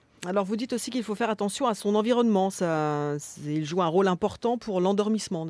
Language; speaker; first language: French; native; French